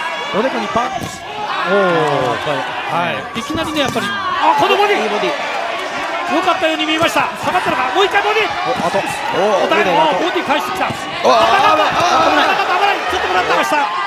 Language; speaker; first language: Japanese; native; Japanese